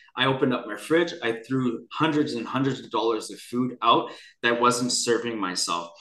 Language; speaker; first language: English; native; English